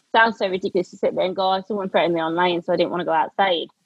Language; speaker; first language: English; native; English